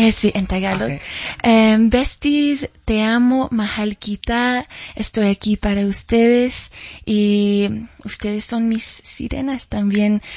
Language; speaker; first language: Spanish; early bilingual, heritage; Spanish